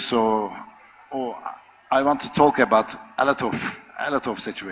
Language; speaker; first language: English; non-native, learner; Turkish